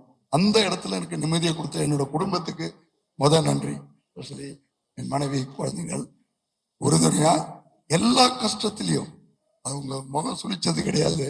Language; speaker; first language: Tamil; native; Tamil